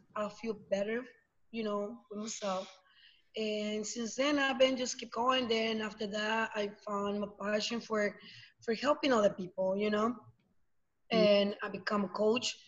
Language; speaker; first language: English; non-native, learner; Spanish